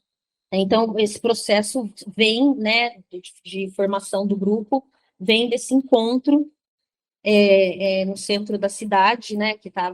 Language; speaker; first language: Portuguese; native; Portuguese